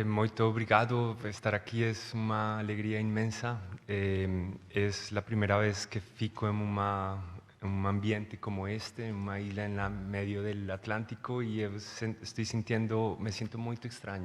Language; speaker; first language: Portuguese; non-native, learner; Spanish